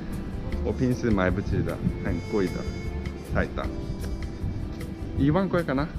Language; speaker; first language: Chinese; non-native, fluent; Japanese